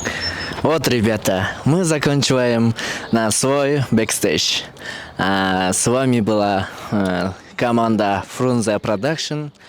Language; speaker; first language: Russian; non-native, local second language; Kyrgyz